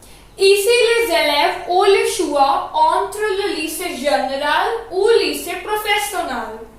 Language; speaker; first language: French; non-native, fluent; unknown